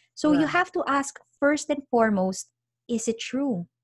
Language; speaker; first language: English; non-native, local second language; Filipino